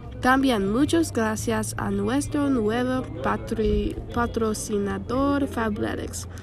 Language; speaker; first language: Spanish; non-native, learner; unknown